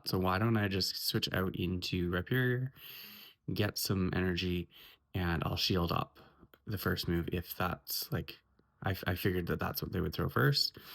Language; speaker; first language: English; native; English